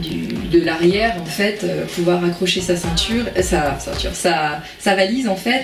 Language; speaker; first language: French; native; French